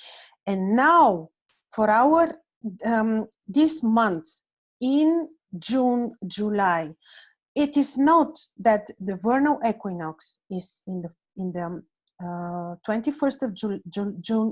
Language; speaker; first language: English; non-native, fluent; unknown